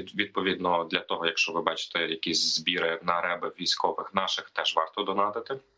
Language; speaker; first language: Ukrainian; native; Ukrainian